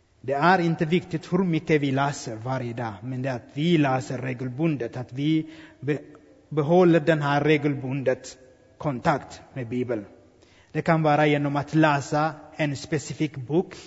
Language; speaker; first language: Swedish; non-native, fluent; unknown